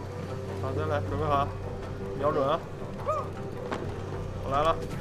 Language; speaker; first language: Chinese; native; Chinese